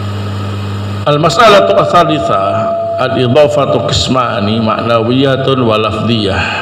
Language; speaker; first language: Arabic; non-native, fluent; Indonesian